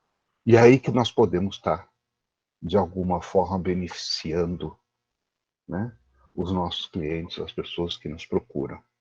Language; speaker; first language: Portuguese; native; Portuguese